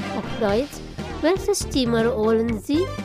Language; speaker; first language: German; non-native, fluent; Indonesian